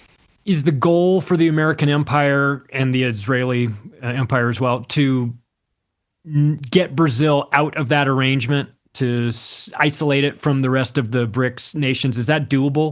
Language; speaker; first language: English; native; English